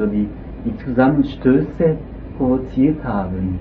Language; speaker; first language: German; non-native, local second language; French